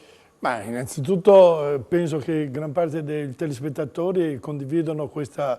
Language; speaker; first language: Italian; native; Italian